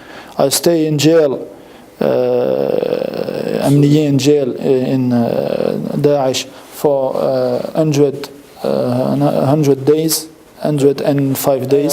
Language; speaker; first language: English; non-native, fluent; French